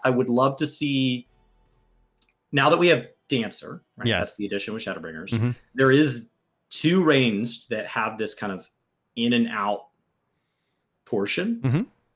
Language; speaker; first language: English; native; English